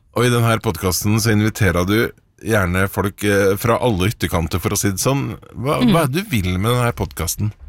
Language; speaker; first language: Norwegian; native; Norwegian